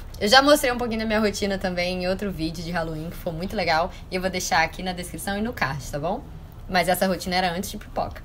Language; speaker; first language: Portuguese; native; Portuguese